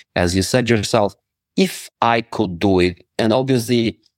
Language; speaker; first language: English; non-native, fluent; Albanian